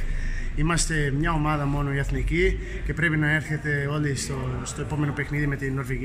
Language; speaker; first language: Greek; non-native, fluent; Portuguese